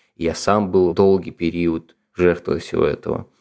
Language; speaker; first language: Russian; non-native, local second language; Ingush